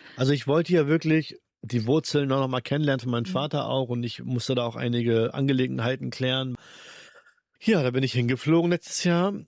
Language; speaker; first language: German; early bilingual, other home language; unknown